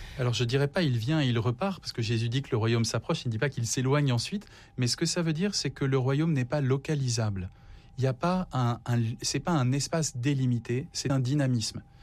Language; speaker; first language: French; native; French